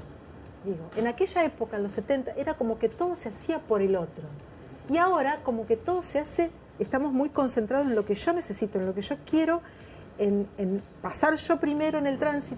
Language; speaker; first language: Spanish; native; Spanish